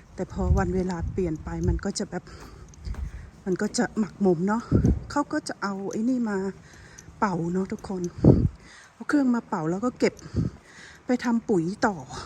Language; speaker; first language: Thai; native; Thai